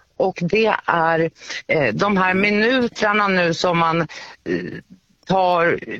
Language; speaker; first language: Swedish; native; Swedish